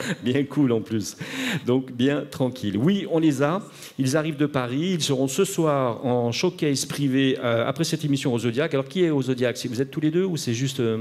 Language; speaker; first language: French; native; French